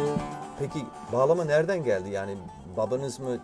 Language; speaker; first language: Turkish; non-native, fluent; English